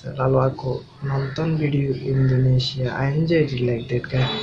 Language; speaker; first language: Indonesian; non-native, learner; Bangla